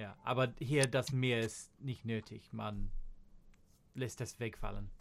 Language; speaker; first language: German; non-native, fluent; English